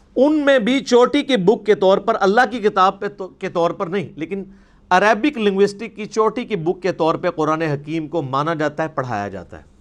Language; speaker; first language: Urdu; non-native, local second language; Punjabi